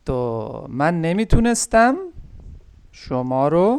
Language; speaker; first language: Persian; non-native, fluent; Urdu